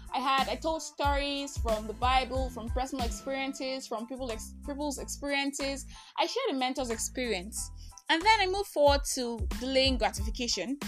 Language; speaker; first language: English; non-native, local second language; Igbo